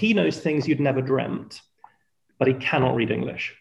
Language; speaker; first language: English; non-native, fluent; Spanish